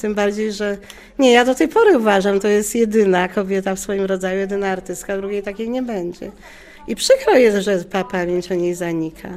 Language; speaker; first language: Polish; native; Polish